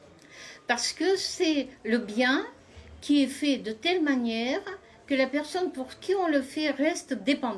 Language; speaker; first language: French; non-native, fluent; Russian